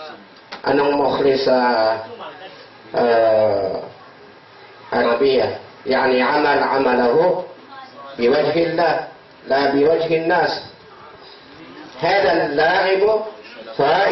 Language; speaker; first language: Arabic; non-native, fluent; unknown